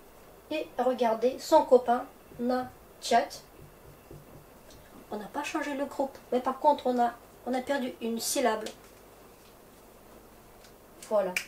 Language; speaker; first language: French; non-native, fluent; Russian